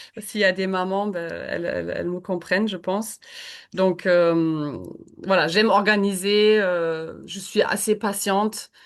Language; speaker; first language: French; non-native, fluent; German